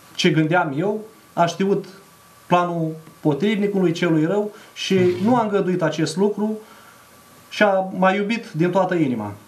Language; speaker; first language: Romanian; native; Romanian